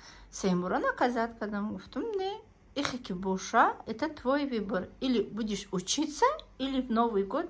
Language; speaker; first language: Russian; non-native, local second language; Tajik